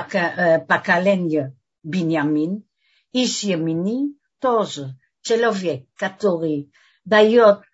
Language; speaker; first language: Russian; early bilingual, heritage; Russian